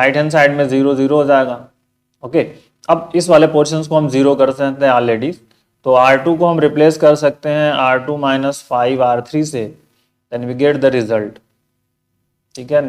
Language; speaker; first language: Hindi; native; Hindi